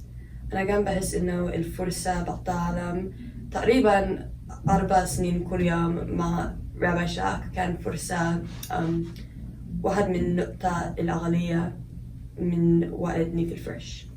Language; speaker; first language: Arabic; non-native, learner; English